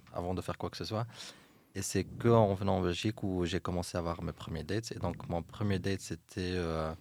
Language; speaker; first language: French; non-native, local second language; Arabic